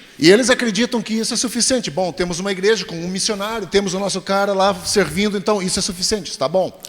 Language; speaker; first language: Portuguese; native; Portuguese